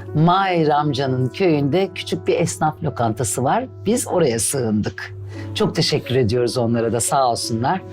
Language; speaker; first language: Turkish; native; Turkish